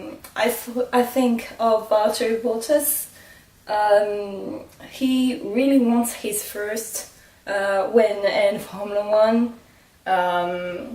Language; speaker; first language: English; non-native, fluent; French